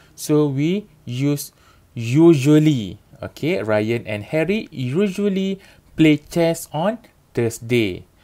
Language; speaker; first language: English; non-native, local second language; Malay